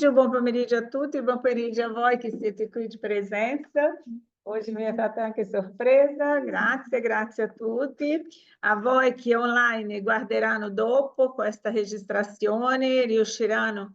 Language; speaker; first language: Italian; non-native, fluent; Portuguese